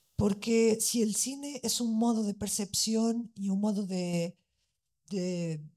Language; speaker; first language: Spanish; non-native, fluent; Portuguese